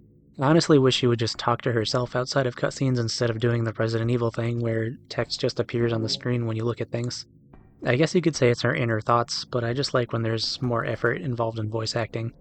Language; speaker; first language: English; native; English